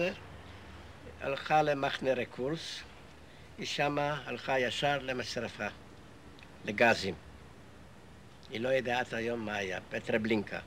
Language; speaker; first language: Hebrew; non-native, fluent; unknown